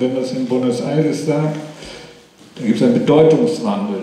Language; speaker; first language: German; native; German